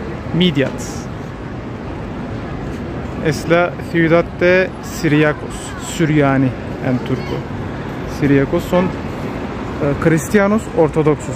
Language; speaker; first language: Spanish; non-native, learner; Turkish